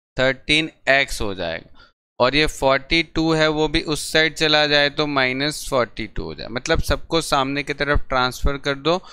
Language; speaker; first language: Hindi; non-native, local second language; Gujarati